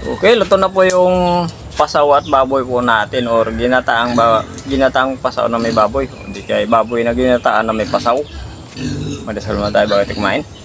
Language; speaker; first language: Filipino; non-native, local second language; Cebuano